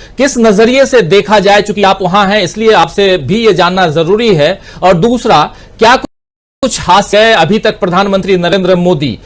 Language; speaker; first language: Hindi; native; Hindi